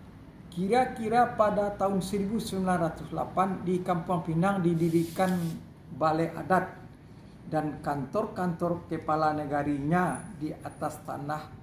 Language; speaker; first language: Indonesian; non-native, local second language; Minangkabau